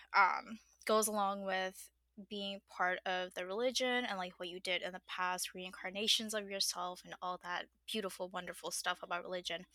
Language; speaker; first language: English; non-native, fluent; Burmese